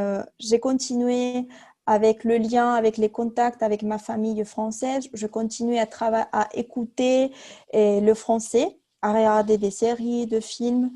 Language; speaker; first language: French; non-native, fluent; Spanish